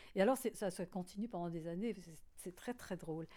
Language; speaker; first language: French; native; French